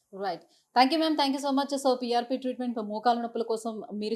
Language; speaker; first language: Telugu; native; Telugu